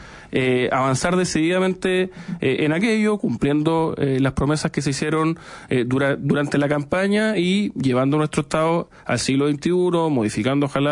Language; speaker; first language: Spanish; native; Spanish